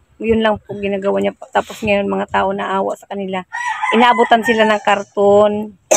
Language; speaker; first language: Filipino; non-native, local second language; Cebuano